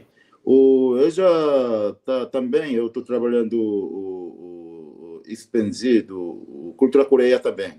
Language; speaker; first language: Portuguese; non-native, learner; Korean